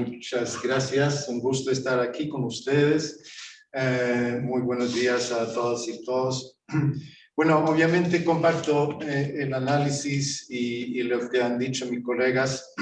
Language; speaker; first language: Spanish; non-native, fluent; Swedish